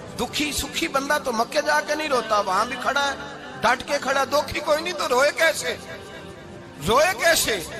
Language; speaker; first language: Urdu; non-native, local second language; Punjabi